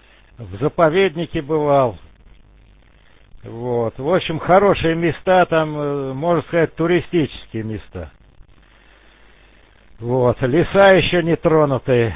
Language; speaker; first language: Russian; native; Russian